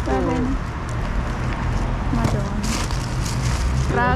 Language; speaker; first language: Italian; non-native, learner; Filipino